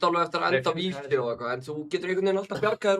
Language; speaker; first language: Icelandic; native; Icelandic